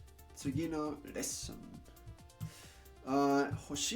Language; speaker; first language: Japanese; non-native, learner; Spanish